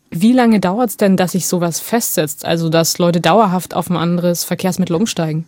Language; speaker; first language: German; native; German